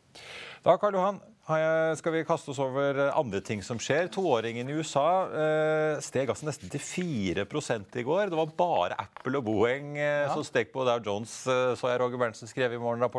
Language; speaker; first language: Norwegian; native; Norwegian